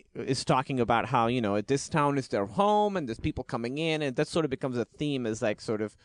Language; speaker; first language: English; non-native, local second language; Urdu